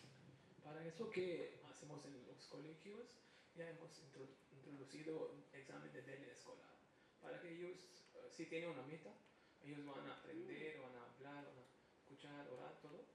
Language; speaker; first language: Spanish; non-native, fluent; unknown